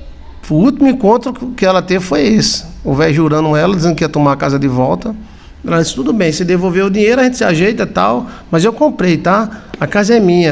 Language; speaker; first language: Portuguese; native; Portuguese